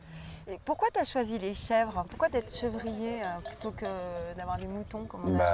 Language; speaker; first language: French; native; French